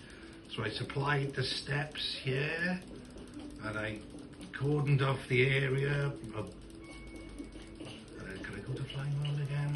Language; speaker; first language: English; native; English